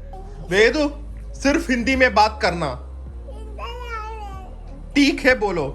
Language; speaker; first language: Hindi; non-native, local second language; Malayalam